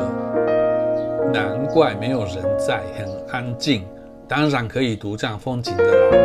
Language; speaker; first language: Chinese; non-native, fluent; Japanese